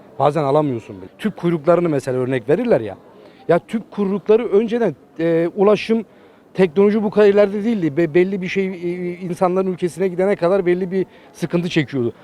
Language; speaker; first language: Turkish; early bilingual, heritage; Turkish